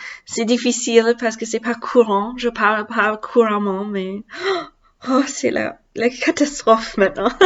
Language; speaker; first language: French; non-native, learner; English